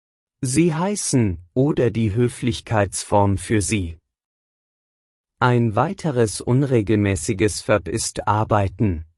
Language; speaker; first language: German; non-native, fluent; Persian